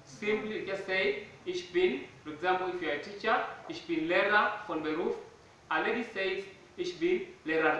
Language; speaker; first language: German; non-native, fluent; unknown